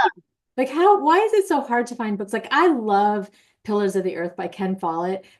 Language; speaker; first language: English; native; English